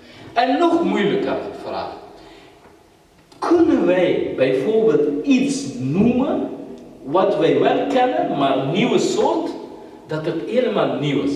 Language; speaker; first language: Dutch; non-native, fluent; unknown